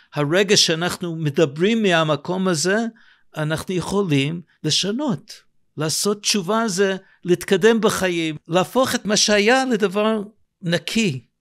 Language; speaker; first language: Hebrew; non-native, fluent; English